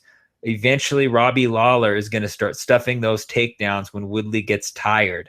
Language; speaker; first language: English; native; English